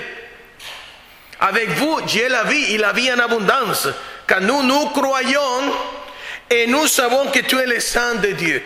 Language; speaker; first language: French; non-native, fluent; Spanish